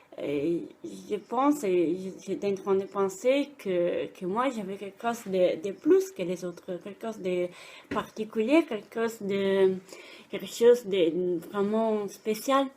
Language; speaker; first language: French; non-native, fluent; Italian